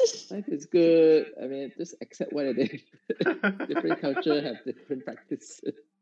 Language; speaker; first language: English; non-native, local second language; Chinese